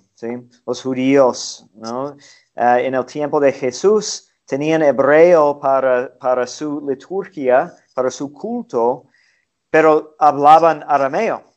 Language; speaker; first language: Spanish; non-native, fluent; English